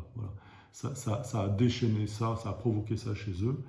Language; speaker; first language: French; native; French